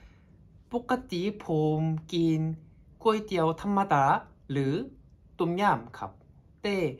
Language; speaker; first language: Thai; non-native, learner; Korean